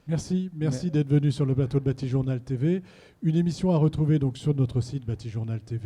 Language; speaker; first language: French; native; French